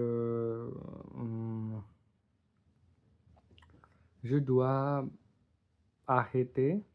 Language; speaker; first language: French; non-native, learner; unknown